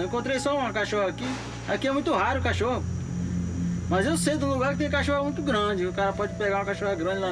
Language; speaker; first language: Portuguese; native; Portuguese